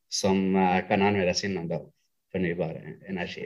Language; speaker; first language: Swedish; non-native, local second language; Finnish